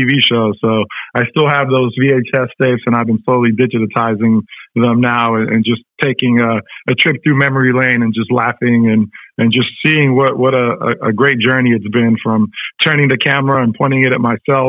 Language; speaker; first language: English; early bilingual, other home language; Spanish